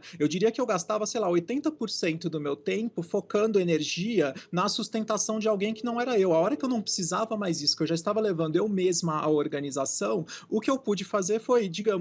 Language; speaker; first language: Portuguese; native; Portuguese